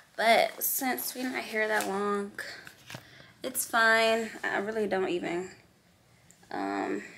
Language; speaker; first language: English; native; English